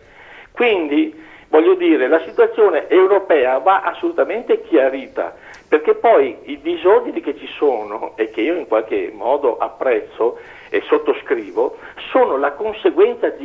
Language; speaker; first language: Italian; native; Italian